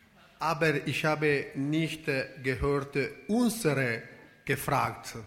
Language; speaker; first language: German; non-native, learner; Italian